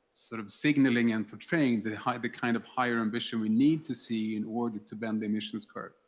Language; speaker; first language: English; non-native, fluent; Swedish